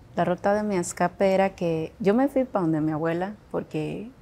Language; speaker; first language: Spanish; non-native, local second language; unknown